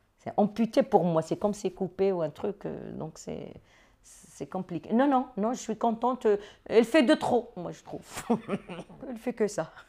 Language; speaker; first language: French; non-native, local second language; Arabic